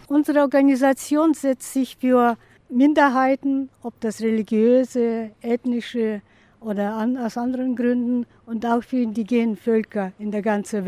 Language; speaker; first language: German; non-native, fluent; Russian